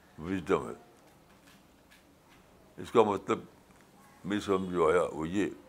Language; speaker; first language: Urdu; native; Urdu